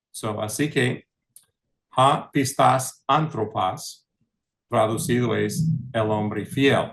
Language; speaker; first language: Spanish; early bilingual, heritage; English